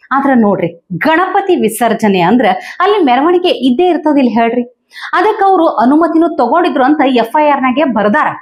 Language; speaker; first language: Kannada; native; Kannada